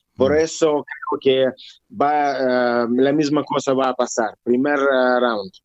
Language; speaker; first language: Spanish; non-native, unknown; Russian